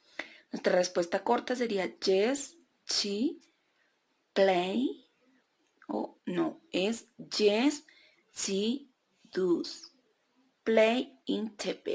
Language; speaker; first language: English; non-native, learner; Spanish